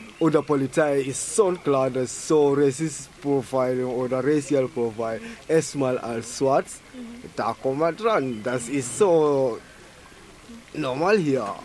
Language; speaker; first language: German; non-native, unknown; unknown